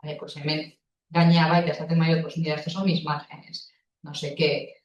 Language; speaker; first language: Spanish; non-native, local second language; Basque